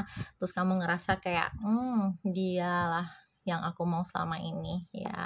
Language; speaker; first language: Indonesian; native; Indonesian